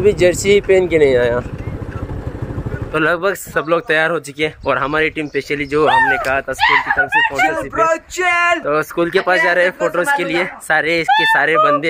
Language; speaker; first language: Hindi; native; Hindi